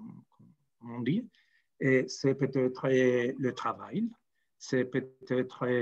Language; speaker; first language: French; non-native, fluent; Spanish